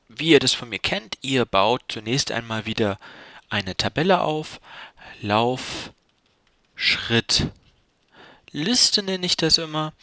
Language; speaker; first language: German; native; German